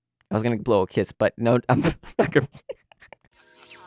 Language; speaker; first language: English; early bilingual, other home language; Spanish